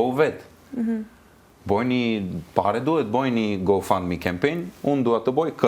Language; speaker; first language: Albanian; non-native, learner; Turkish